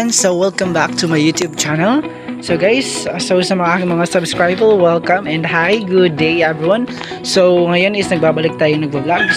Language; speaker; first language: Filipino; non-native, local second language; Cebuano